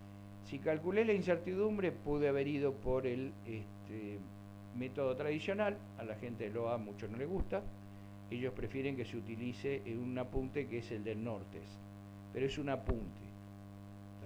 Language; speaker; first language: Spanish; native; Spanish